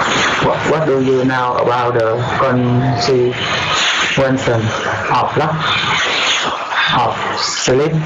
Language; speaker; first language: English; non-native, learner; Vietnamese